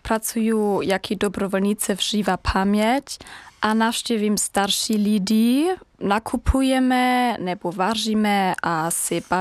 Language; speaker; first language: Czech; non-native, learner; German